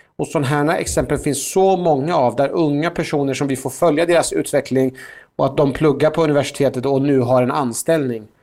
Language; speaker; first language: Swedish; early bilingual, other home language; Persian